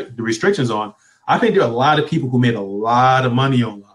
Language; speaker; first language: English; native; English